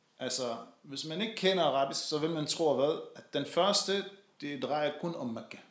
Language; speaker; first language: Danish; non-native, fluent; Arabic